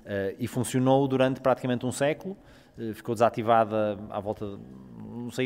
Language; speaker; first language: Portuguese; native; Portuguese